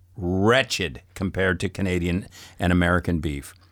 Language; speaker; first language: English; native; English